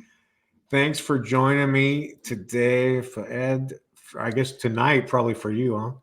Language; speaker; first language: English; native; English